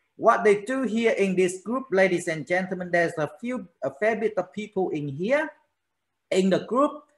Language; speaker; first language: English; non-native, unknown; Vietnamese